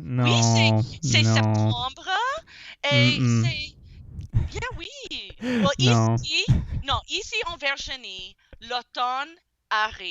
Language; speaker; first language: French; non-native, fluent; English